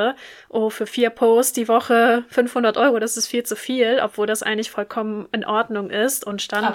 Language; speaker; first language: German; native; German